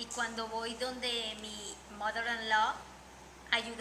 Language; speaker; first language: Spanish; native; Spanish